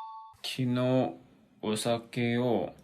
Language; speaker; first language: Japanese; non-native, learner; Korean